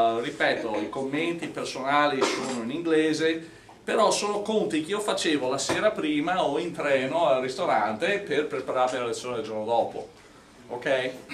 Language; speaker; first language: Italian; non-native, fluent; English